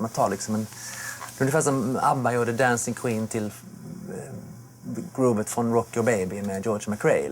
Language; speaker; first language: Swedish; native; Swedish